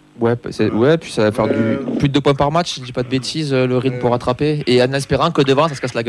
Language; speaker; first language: French; native; French